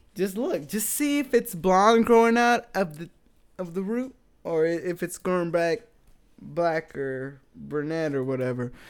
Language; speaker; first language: English; native; English